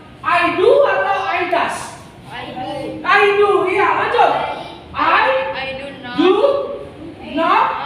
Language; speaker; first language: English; non-native, learner; Indonesian